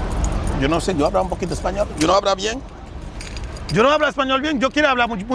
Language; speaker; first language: Spanish; non-native, learner; Haitian Creole